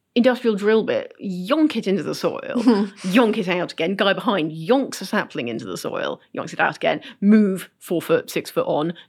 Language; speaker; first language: English; native; English